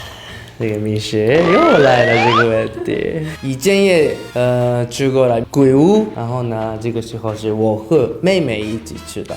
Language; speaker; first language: Chinese; non-native, learner; Japanese